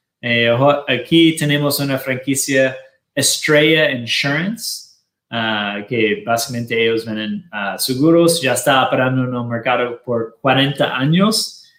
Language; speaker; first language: Spanish; non-native, fluent; Portuguese